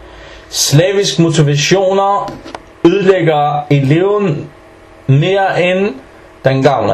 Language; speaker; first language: Danish; early bilingual, other home language; Arabic